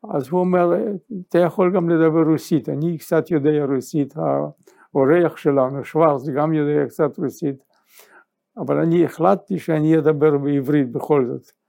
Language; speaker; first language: Hebrew; non-native, fluent; Yiddish